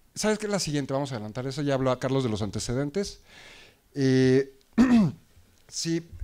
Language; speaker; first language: Spanish; native; Spanish